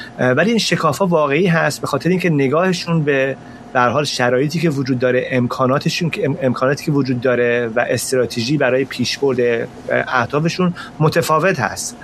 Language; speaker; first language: Persian; native; Persian